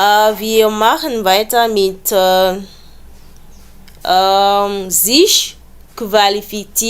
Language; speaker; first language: German; non-native, learner; French